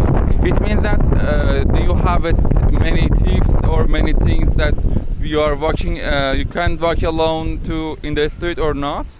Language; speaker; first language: English; non-native, learner; Chinese